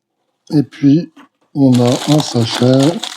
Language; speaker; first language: French; native; French